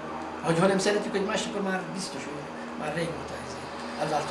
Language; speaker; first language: Hungarian; non-native, fluent; Arabic